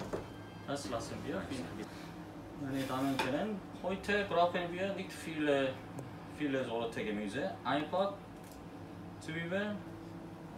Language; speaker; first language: German; non-native, learner; Korean